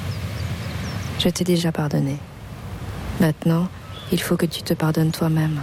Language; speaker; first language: French; native; French